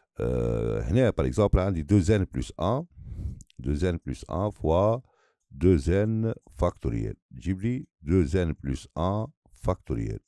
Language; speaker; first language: French; non-native, local second language; Arabic